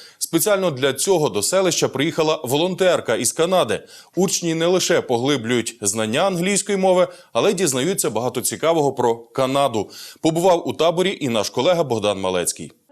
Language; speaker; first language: Ukrainian; native; Ukrainian